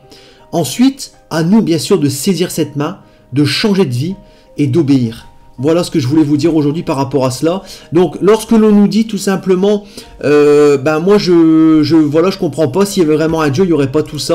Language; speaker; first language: French; native; French